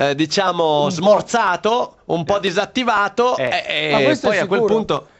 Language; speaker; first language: Italian; native; Italian